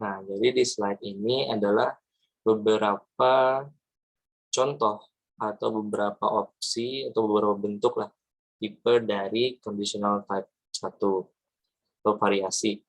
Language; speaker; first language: Indonesian; native; Indonesian